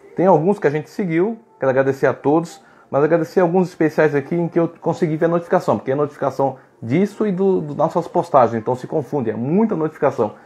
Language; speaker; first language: Portuguese; native; Portuguese